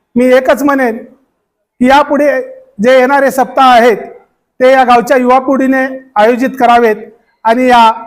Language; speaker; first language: Marathi; native; Marathi